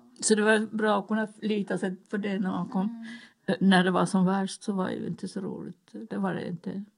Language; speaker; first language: Swedish; native; Swedish